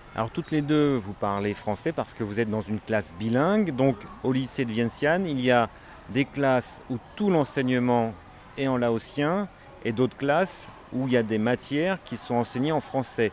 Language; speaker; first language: French; native; French